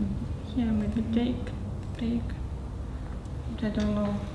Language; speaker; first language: English; non-native, learner; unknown